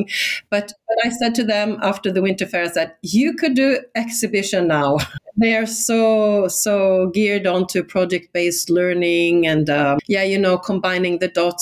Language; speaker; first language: English; non-native, fluent; Swedish